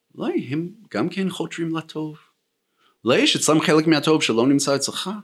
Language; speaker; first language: Hebrew; non-native, fluent; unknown